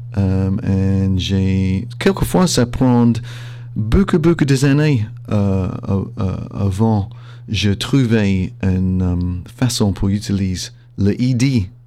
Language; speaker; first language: French; non-native, fluent; English